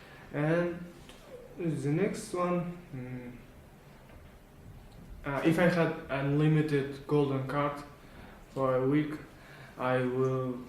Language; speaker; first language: English; non-native, learner; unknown